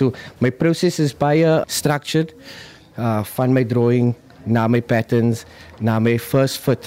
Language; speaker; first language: English; non-native, local second language; Afrikaans